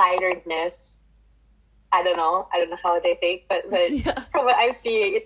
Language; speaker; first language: English; non-native, local second language; Filipino